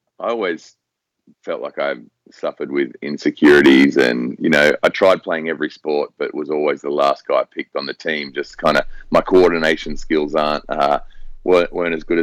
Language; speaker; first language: English; native; English